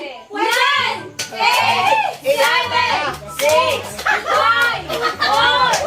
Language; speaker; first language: English; non-native, local second language; Cebuano